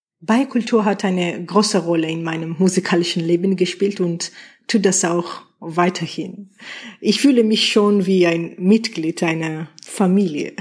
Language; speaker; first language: German; non-native, fluent; Georgian